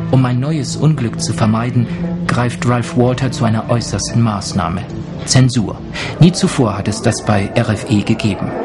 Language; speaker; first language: German; native; German